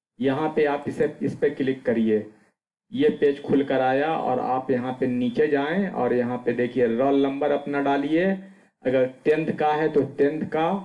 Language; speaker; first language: Hindi; native; Hindi